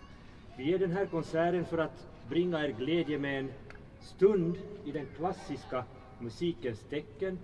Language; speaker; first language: Swedish; native; Swedish